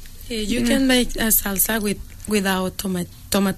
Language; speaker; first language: English; non-native, learner; Spanish